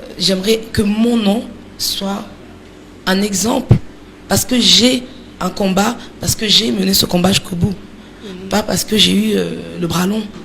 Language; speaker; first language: French; native; French